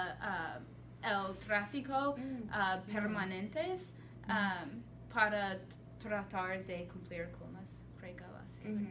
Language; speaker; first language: Spanish; non-native, learner; English